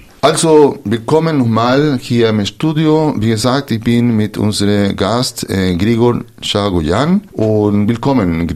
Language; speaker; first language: German; non-native, fluent; Spanish